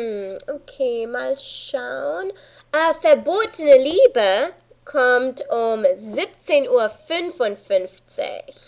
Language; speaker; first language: German; non-native, fluent; English